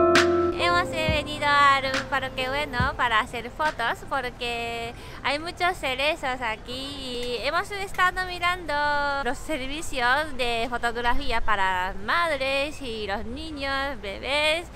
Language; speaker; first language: Spanish; non-native, learner; Japanese